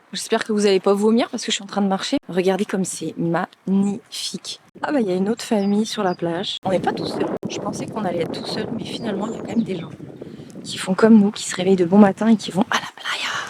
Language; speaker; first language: French; native; French